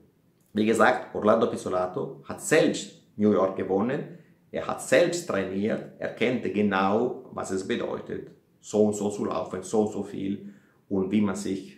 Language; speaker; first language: German; non-native, fluent; Italian